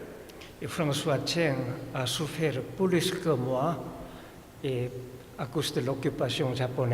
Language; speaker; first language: French; non-native, fluent; Korean